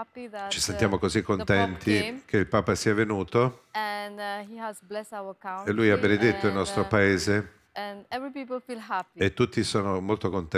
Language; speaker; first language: Italian; non-native, fluent; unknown